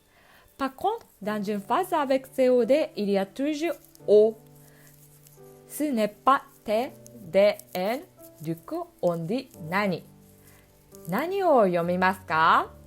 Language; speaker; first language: French; non-native, fluent; Japanese